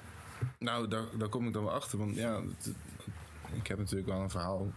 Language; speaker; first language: Dutch; native; Dutch